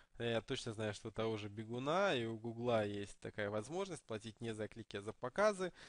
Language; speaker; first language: Russian; native; Russian